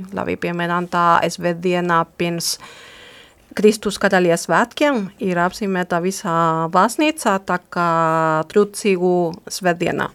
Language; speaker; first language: Latvian; non-native, fluent; Spanish